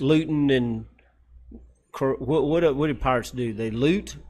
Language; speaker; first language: English; native; English